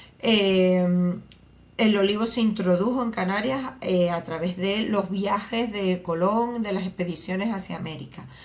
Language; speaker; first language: Spanish; native; Spanish